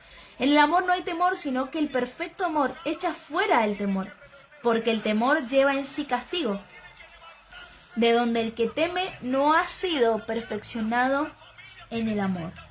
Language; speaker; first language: Spanish; native; Spanish